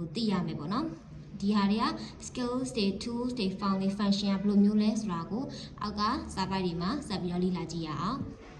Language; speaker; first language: Burmese; native; Burmese